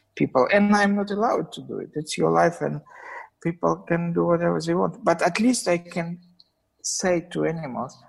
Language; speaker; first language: English; non-native, fluent; Russian